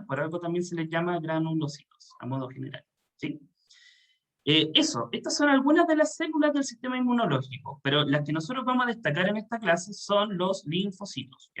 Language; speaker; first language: Spanish; native; Spanish